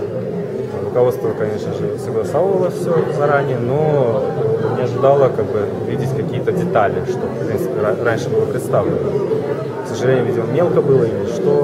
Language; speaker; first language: Russian; native; Russian